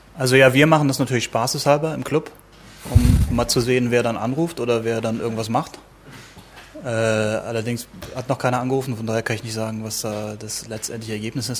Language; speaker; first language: German; native; German